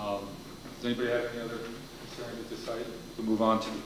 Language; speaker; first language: English; native; English